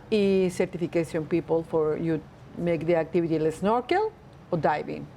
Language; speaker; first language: English; non-native, learner; Spanish